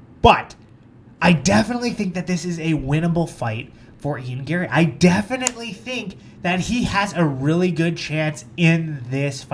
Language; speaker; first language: English; native; English